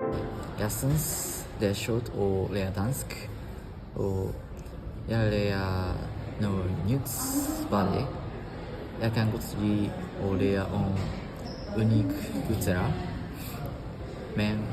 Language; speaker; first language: Danish; non-native, learner; Japanese